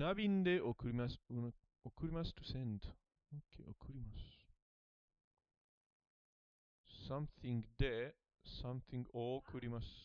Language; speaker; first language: Japanese; non-native, learner; English